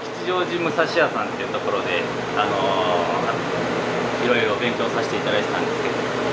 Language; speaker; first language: Japanese; native; Japanese